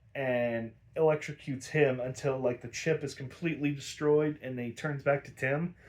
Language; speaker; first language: English; native; English